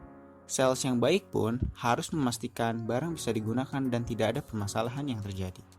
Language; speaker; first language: Indonesian; native; Indonesian